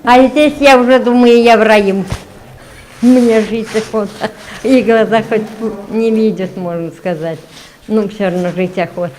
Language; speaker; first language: Russian; non-native, local second language; Tatar